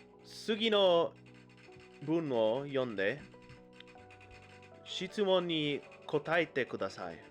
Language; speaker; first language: Japanese; non-native, learner; English